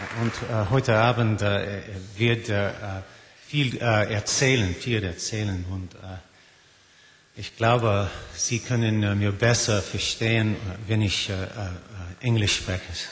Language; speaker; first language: German; non-native, learner; English